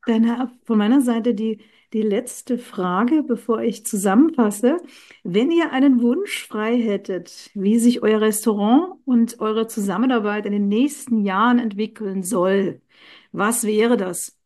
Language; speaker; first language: German; native; German